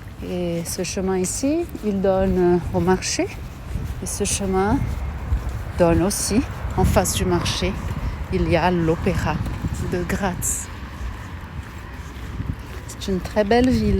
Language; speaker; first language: French; non-native, fluent; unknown